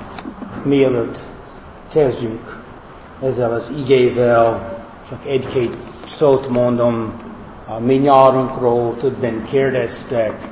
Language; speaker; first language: Hungarian; non-native, fluent; English